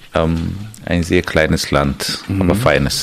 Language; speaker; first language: German; non-native, fluent; Armenian